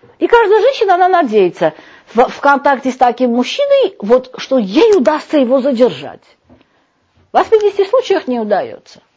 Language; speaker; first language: Russian; non-native, local second language; Armenian